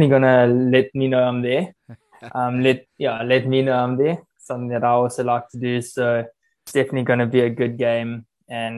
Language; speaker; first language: English; native; English